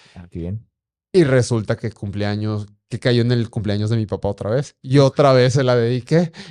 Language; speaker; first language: Spanish; native; Spanish